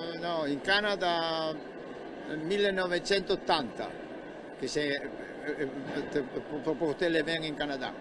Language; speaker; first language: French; non-native, learner; Italian